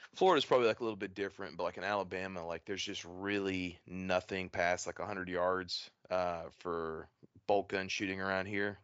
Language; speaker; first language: English; native; English